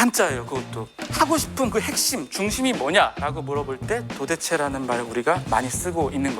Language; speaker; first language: Korean; native; Korean